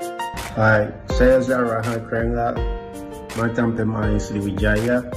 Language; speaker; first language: Indonesian; non-native, learner; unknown